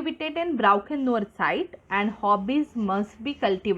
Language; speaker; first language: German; non-native, fluent; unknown